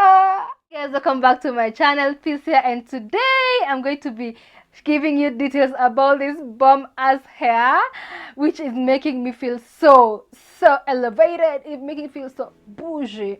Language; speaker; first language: English; non-native, local second language; Swahili